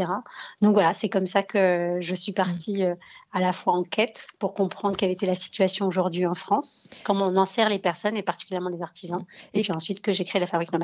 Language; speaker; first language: French; early bilingual, other home language; Arabic